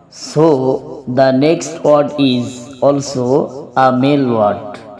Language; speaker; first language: English; non-native, local second language; Bangla